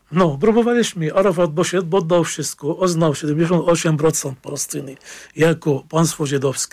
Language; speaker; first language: Polish; non-native, fluent; Arabic